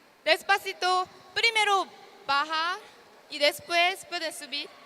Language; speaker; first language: Spanish; non-native, learner; Korean